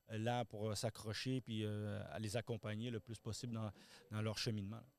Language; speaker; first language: French; native; French